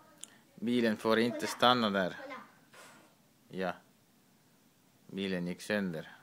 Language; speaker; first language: Swedish; non-native, learner; Estonian